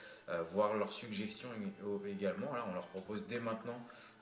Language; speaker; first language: French; native; French